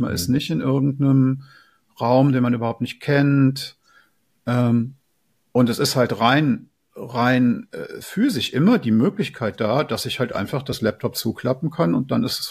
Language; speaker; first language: German; native; German